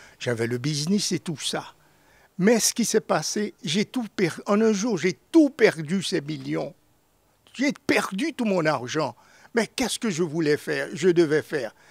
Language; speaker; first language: French; non-native, local second language; Haitian Creole